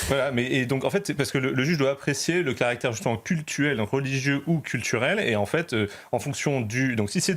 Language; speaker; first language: French; native; French